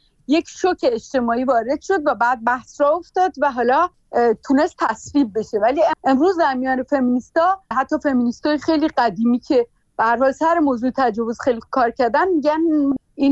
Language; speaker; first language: Persian; native; Persian